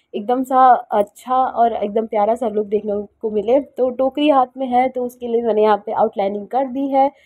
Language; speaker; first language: Hindi; native; Hindi